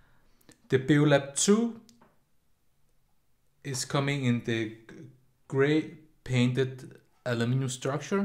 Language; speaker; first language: English; non-native, fluent; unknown